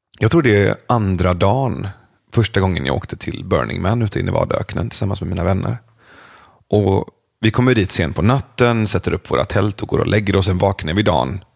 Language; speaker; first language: Swedish; early bilingual, other home language; Persian